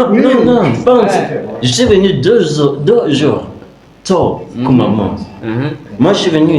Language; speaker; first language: French; non-native, learner; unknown